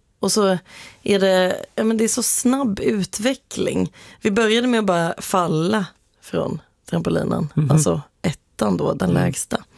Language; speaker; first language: Swedish; native; Swedish